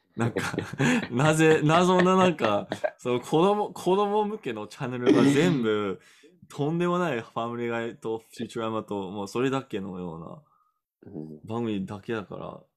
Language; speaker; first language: Japanese; non-native, fluent; English